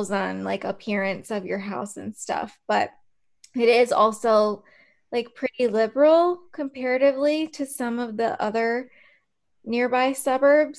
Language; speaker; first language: English; native; English